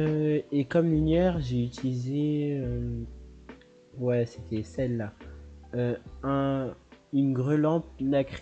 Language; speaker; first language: French; native; French